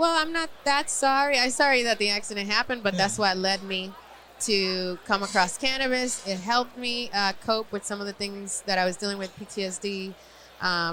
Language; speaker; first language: English; non-native, fluent; Spanish